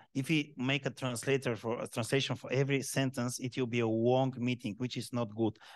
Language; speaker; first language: English; non-native, fluent; Bulgarian